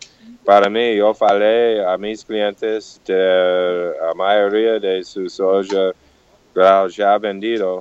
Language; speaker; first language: Portuguese; non-native, learner; English